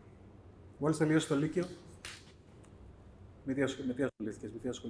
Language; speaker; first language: Greek; native; Greek